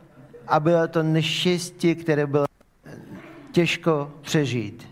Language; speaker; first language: Czech; non-native, fluent; Ukrainian